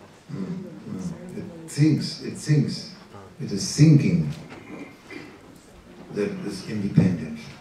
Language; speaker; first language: English; non-native, fluent; German